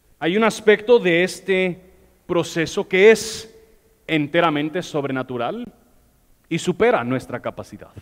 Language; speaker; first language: Spanish; non-native, fluent; English